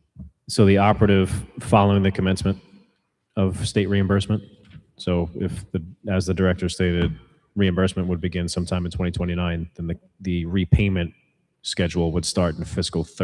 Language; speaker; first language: English; native; English